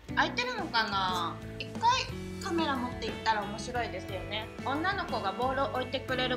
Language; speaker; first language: Japanese; native; Japanese